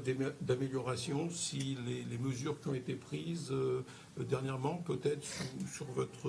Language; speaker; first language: French; native; French